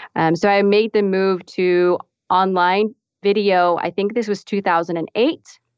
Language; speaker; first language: English; non-native, fluent; Dutch